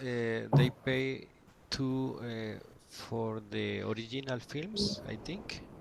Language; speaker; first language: English; non-native, learner; Spanish